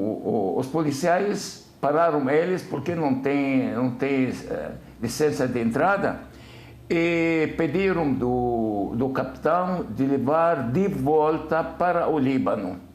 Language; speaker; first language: Portuguese; non-native, fluent; Arabic